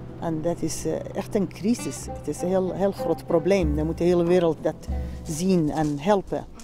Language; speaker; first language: Dutch; non-native, fluent; Central Kurdish